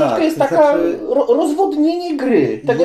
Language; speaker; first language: Polish; native; Polish